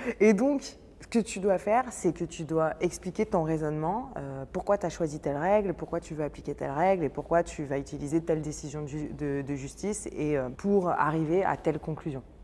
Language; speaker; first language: French; native; French